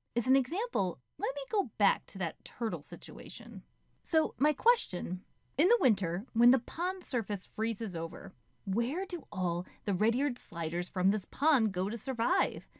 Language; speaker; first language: English; native; English